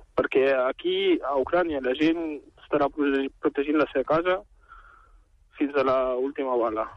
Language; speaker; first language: Catalan; non-native, fluent; Ukrainian